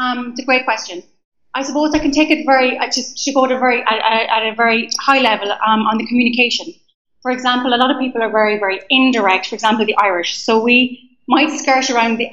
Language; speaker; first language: English; native; English